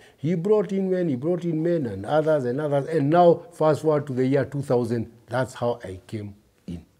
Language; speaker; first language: English; early bilingual, other home language; Kikuyu